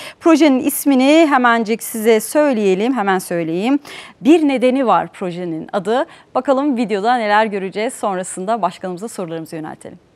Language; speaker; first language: Turkish; native; Turkish